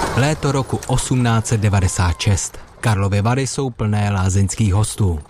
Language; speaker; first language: Czech; native; Czech